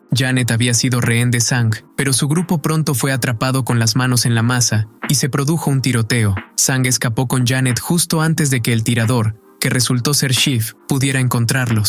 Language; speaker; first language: Spanish; native; Spanish